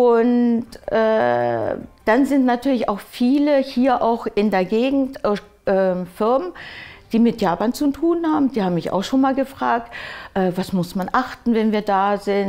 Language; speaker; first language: German; early bilingual, other home language; Japanese